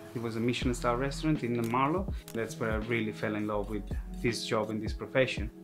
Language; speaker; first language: English; non-native, fluent; Italian